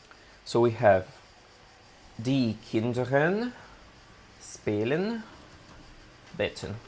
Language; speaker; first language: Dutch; non-native, fluent; Italian